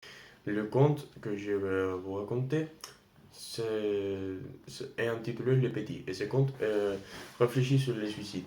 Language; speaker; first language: French; non-native, learner; Spanish